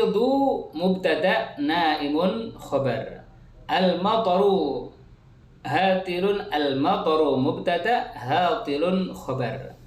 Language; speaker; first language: Arabic; non-native, fluent; Indonesian